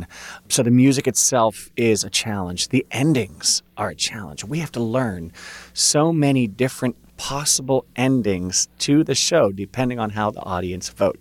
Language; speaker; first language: English; native; English